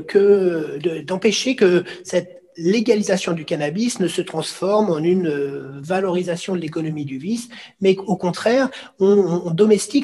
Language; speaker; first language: French; native; French